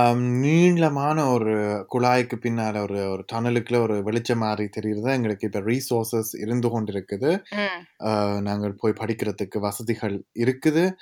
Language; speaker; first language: Tamil; early bilingual, heritage; Tamil